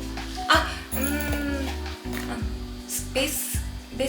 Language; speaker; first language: Korean; non-native, learner; Japanese